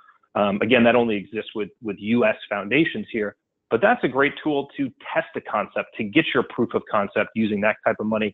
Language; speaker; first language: English; native; English